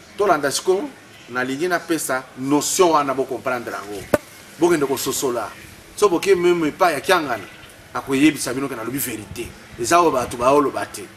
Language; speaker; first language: Lingala; non-native, local second language; Swahili